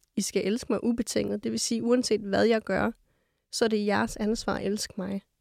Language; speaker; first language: Danish; early bilingual, other home language; Kurdish